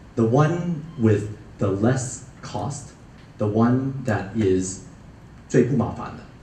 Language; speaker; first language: English; early bilingual, other home language; Cantonese